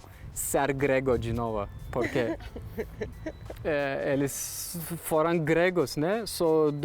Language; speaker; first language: Portuguese; non-native, learner; Turkish